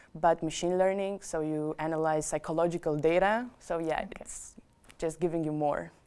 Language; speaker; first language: English; non-native, fluent; Romanian